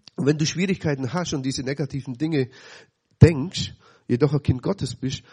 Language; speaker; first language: German; native; German